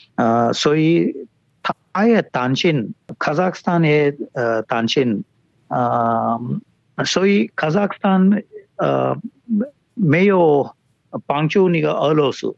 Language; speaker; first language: Chinese; non-native, fluent; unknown